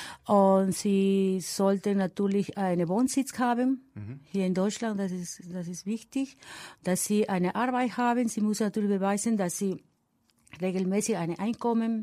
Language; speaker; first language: German; non-native, fluent; Spanish